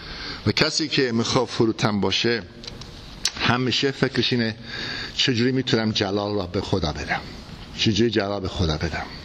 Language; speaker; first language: Persian; non-native, fluent; English